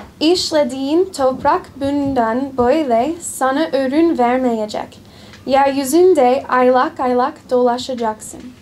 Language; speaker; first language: Turkish; non-native, learner; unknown